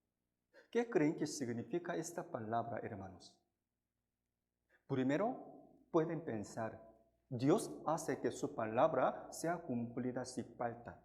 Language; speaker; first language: Spanish; non-native, fluent; Korean